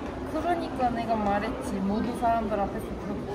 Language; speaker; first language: Korean; non-native, fluent; Turkish